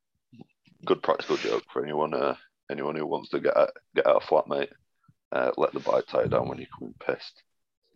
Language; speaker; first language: English; native; English